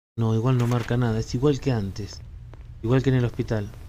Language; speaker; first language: Spanish; native; Spanish